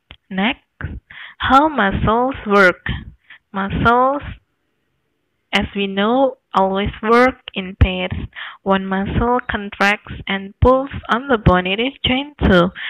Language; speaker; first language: English; non-native, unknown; Indonesian